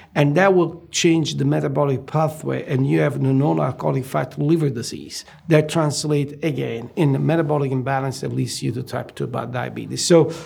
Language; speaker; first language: English; non-native, fluent; Italian